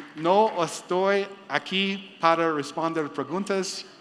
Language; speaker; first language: Spanish; non-native, learner; English